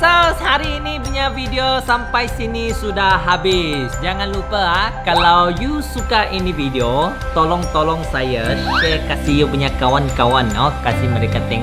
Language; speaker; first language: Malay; non-native, local second language; Chinese